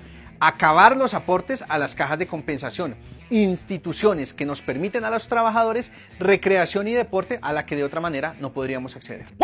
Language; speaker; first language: Spanish; native; Spanish